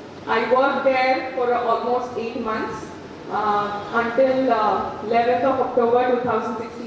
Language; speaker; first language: English; non-native, local second language; Telugu